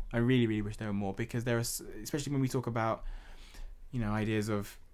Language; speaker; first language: English; native; English